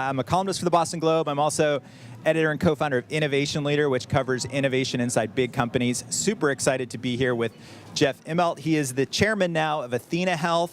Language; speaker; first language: English; native; English